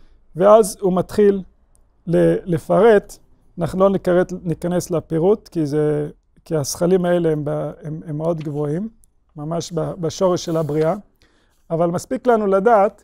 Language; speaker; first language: Hebrew; non-native, fluent; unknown